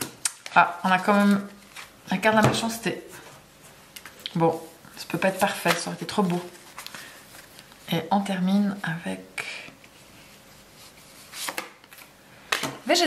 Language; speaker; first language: French; native; French